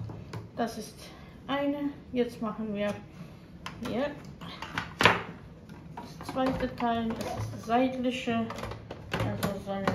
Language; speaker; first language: German; non-native, fluent; Croatian